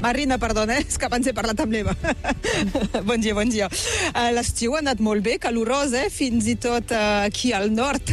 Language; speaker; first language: Catalan; native; Catalan